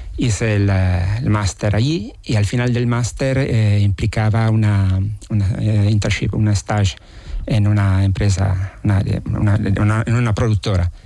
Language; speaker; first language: Spanish; non-native, fluent; Italian